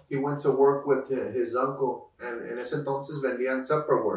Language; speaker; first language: English; early bilingual, other home language; Spanish